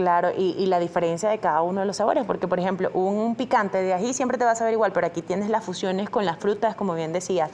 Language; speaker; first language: Spanish; native; Spanish